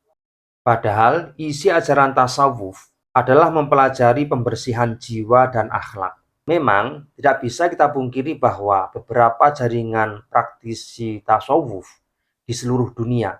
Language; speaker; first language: Indonesian; native; Indonesian